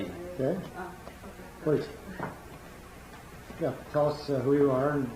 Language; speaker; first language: English; native; English